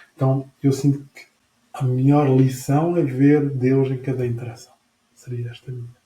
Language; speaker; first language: Portuguese; non-native, fluent; French